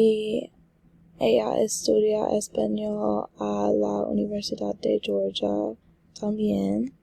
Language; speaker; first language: Spanish; non-native, learner; English